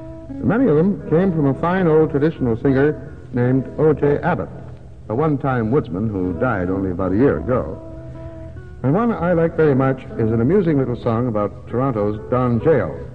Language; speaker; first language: English; native; English